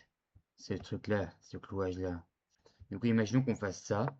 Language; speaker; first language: French; native; French